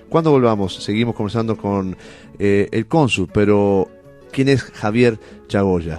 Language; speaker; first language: Spanish; native; Spanish